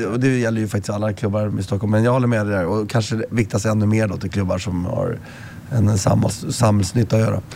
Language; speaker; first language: Swedish; native; Swedish